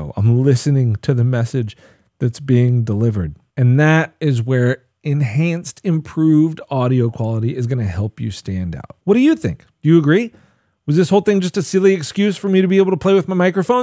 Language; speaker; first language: English; native; English